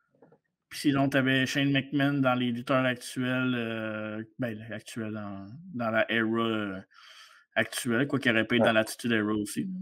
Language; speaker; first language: French; native; French